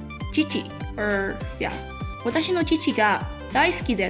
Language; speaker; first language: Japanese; non-native, learner; English